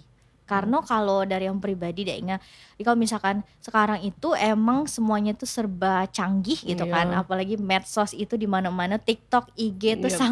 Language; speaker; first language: Indonesian; native; Indonesian